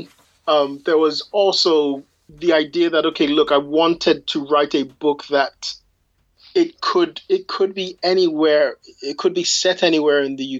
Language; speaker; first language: English; native; English